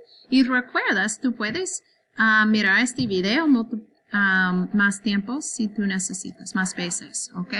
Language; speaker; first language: Spanish; non-native, learner; English